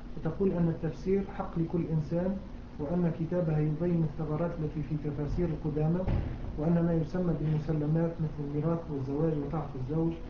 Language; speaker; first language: Arabic; native; Arabic